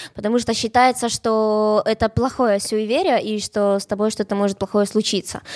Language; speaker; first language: Russian; non-native, fluent; Spanish